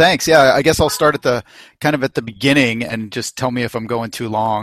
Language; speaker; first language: English; native; English